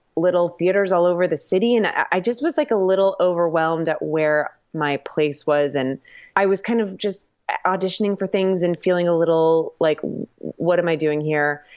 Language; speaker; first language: English; native; English